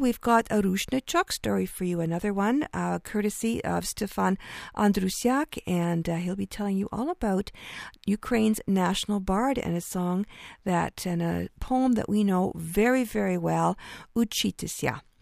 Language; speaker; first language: English; native; English